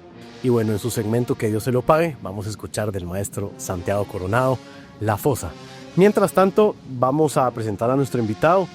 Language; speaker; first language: Spanish; native; Spanish